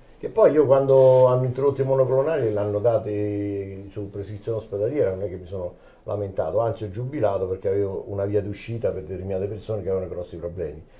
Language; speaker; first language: Italian; native; Italian